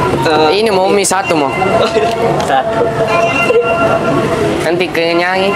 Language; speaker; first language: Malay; early bilingual, heritage; Malay